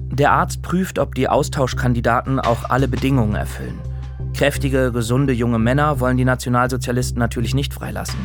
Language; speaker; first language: German; native; German